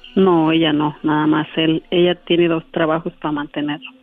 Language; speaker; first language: Spanish; native; Spanish